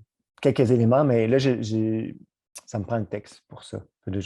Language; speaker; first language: French; native; French